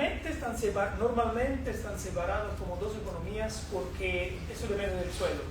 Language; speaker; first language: Spanish; non-native, fluent; Portuguese